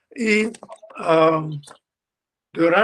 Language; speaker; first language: Portuguese; non-native, learner; English